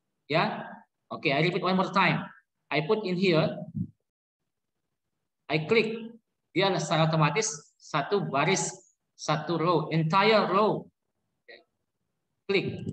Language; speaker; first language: English; non-native, learner; Indonesian